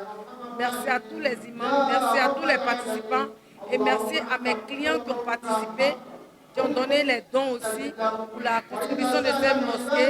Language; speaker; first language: French; non-native, local second language; Dyula